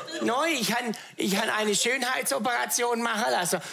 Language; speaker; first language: German; native; German